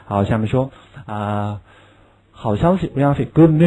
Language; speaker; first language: Chinese; native; Chinese